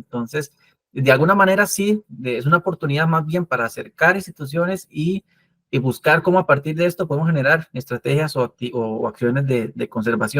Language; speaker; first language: Spanish; native; Spanish